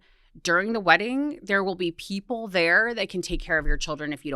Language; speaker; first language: English; native; English